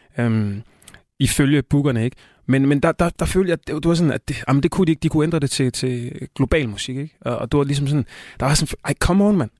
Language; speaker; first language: Danish; non-native, fluent; Swahili